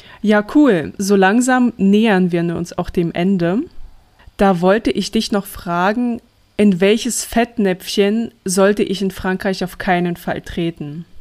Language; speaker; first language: German; early bilingual, other home language; Russian